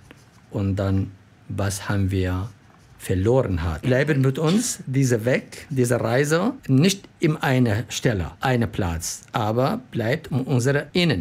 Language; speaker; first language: German; non-native, learner; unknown